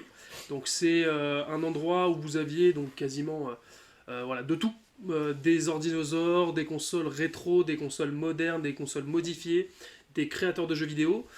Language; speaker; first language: French; native; French